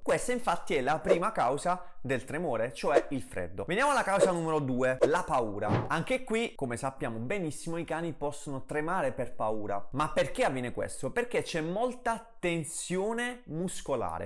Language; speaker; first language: Italian; native; Italian